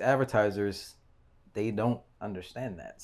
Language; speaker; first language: English; native; English